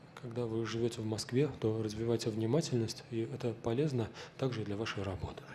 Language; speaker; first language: Russian; native; Russian